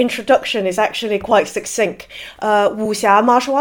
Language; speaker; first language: English; non-native, local second language; Cantonese